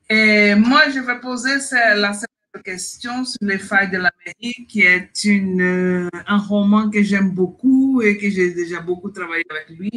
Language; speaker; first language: French; non-native, fluent; Portuguese